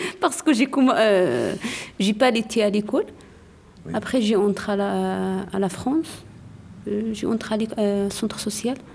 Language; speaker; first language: French; non-native, learner; Tachelhit